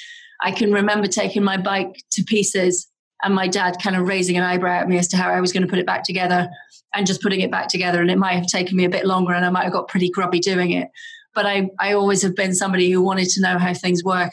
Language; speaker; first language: English; native; English